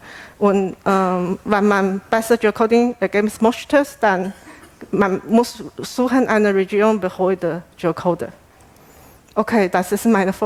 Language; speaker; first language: German; non-native, learner; Chinese